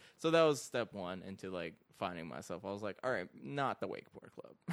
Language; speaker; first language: English; early bilingual, other home language; Arabic